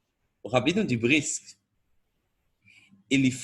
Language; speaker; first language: Portuguese; non-native, fluent; Hebrew